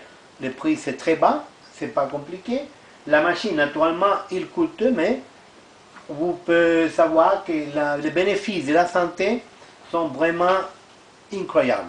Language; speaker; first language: French; non-native, learner; Italian